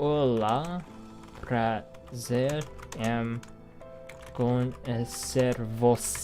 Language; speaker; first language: Portuguese; non-native, learner; English